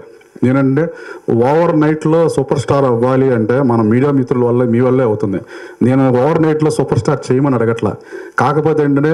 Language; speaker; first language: Telugu; native; Telugu